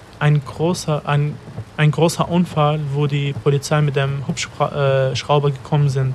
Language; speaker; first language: German; non-native, fluent; Arabic